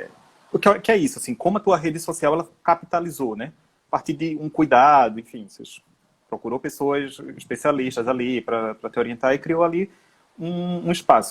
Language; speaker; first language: Portuguese; native; Portuguese